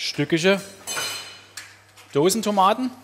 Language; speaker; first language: German; native; German